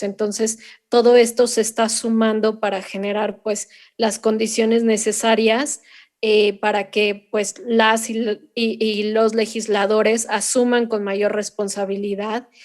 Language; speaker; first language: Spanish; native; Spanish